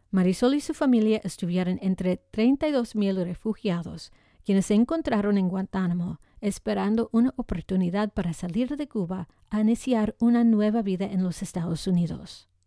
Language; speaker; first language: Spanish; non-native, fluent; English